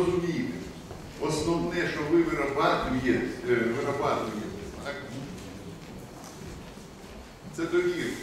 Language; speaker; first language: Ukrainian; non-native, local second language; Russian